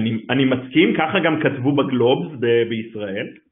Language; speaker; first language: Hebrew; native; Hebrew